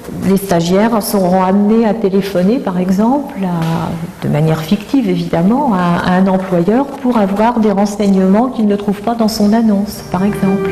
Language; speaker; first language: French; native; French